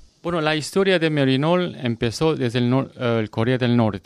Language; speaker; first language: Spanish; non-native, learner; Korean